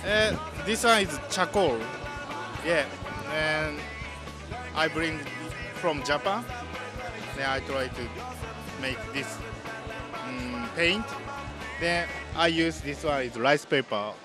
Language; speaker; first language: English; non-native, learner; Japanese